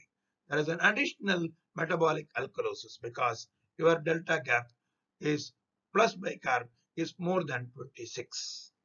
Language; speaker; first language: English; non-native, local second language; Tamil